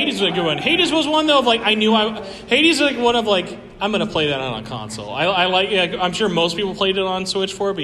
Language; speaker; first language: English; native; English